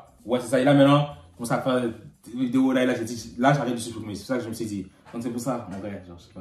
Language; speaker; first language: French; native; French